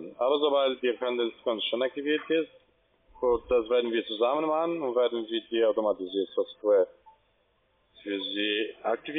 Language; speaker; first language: German; non-native, fluent; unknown